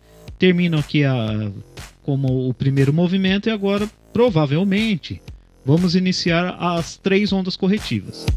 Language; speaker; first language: Portuguese; native; Portuguese